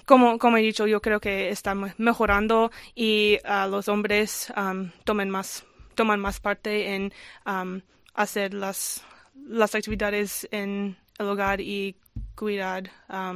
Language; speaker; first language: Spanish; non-native, learner; English